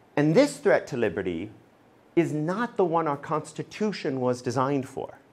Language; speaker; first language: English; native; English